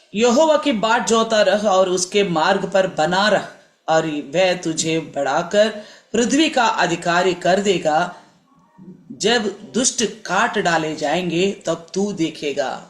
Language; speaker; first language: Hindi; non-native, local second language; Telugu